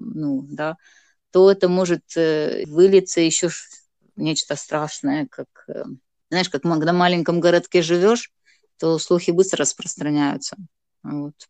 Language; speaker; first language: Russian; non-native, local second language; Gagauz